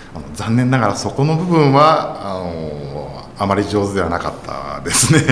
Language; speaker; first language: Japanese; native; Japanese